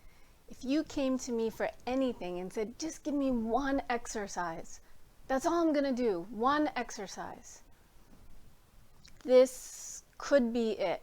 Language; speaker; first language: English; native; English